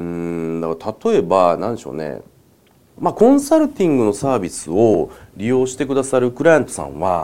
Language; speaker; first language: Japanese; native; Japanese